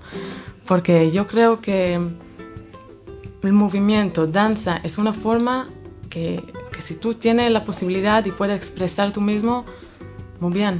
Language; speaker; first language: Spanish; non-native, fluent; Hebrew